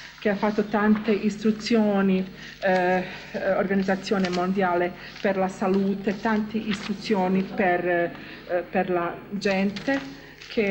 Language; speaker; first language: Italian; non-native, fluent; Bosnian